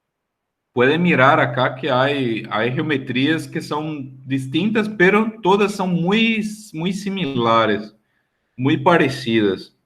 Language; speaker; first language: Spanish; non-native, fluent; Portuguese